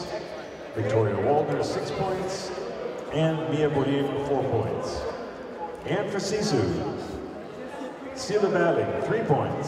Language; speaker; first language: English; non-native, fluent; Danish